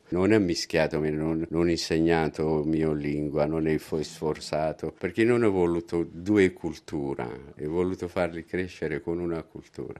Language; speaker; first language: Italian; non-native, learner; Amharic